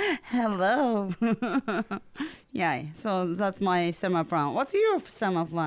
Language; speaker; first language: English; non-native, learner; Japanese